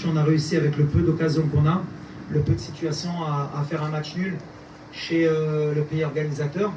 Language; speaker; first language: French; native; French